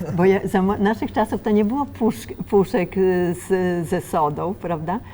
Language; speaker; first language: Polish; native; Polish